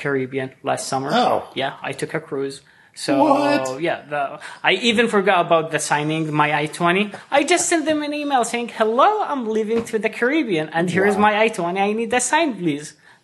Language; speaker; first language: English; non-native, fluent; Arabic